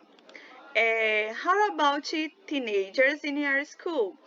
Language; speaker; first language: English; non-native, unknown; Portuguese